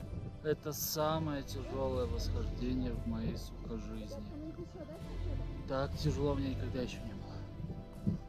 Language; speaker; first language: Russian; native; Russian